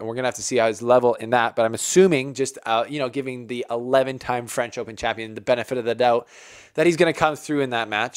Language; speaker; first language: English; native; English